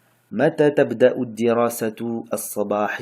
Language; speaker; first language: Arabic; non-native, fluent; French